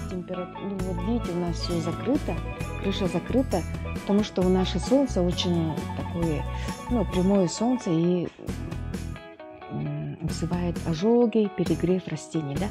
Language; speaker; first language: Russian; native; Russian